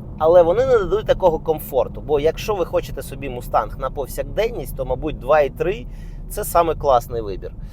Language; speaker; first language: Ukrainian; non-native, local second language; Russian